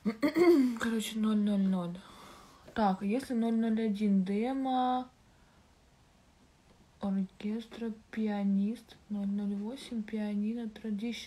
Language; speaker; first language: Russian; native; Russian